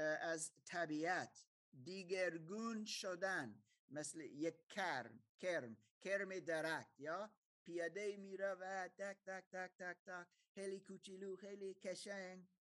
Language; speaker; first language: Persian; non-native, fluent; German